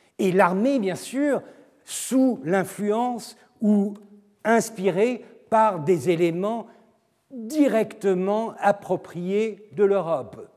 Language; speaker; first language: French; non-native, fluent; Turkish